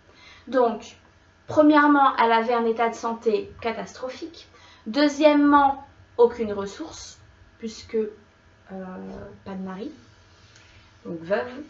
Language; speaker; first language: French; native; French